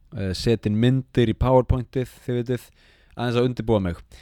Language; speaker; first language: Icelandic; native; Icelandic